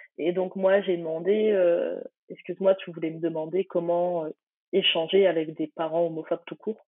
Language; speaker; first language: French; early bilingual, other home language; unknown